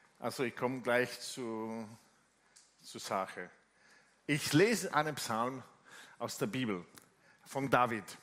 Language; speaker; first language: German; non-native, fluent; Italian